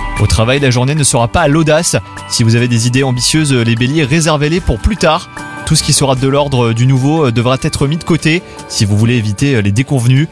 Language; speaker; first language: French; native; French